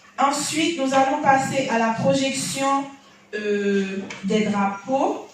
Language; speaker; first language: French; non-native, local second language; Haitian Creole